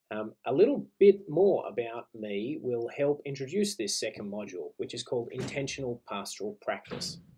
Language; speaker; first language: English; native; English